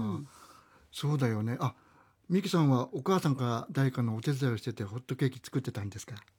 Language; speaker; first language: Japanese; native; Japanese